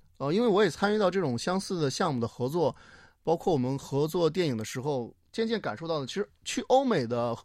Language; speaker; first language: Chinese; native; Chinese